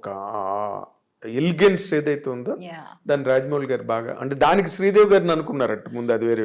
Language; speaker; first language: Telugu; native; Telugu